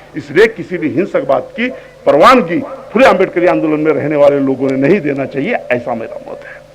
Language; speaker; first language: Hindi; non-native, local second language; Marathi